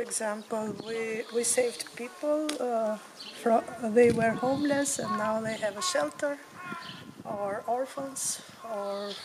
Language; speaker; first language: English; non-native, fluent; Albanian